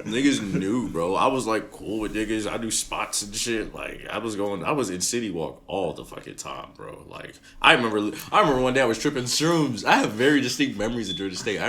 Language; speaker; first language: English; native; English